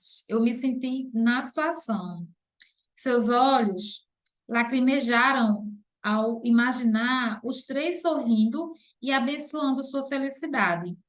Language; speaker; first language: Portuguese; native; Portuguese